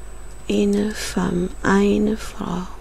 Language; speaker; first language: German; non-native, learner; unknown